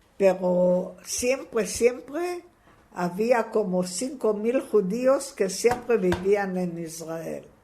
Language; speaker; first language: Spanish; non-native, fluent; Hebrew